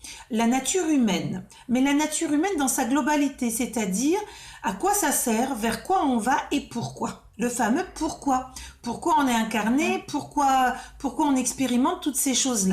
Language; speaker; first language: French; native; French